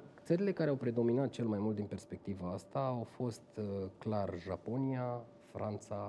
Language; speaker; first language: Romanian; native; Romanian